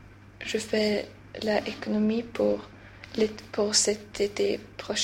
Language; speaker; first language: French; non-native, learner; Swedish